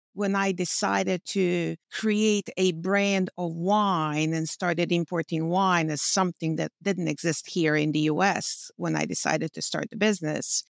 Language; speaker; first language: English; non-native, fluent; Bosnian